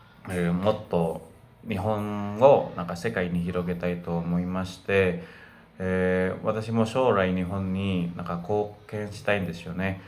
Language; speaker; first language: Japanese; non-native, fluent; Indonesian